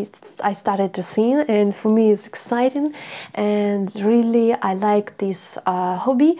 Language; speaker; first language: English; non-native, learner; Russian